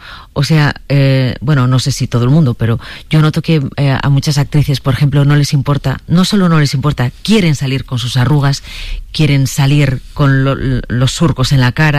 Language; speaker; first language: Spanish; native; Spanish